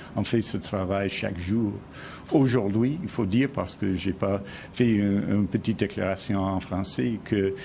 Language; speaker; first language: French; non-native, fluent; English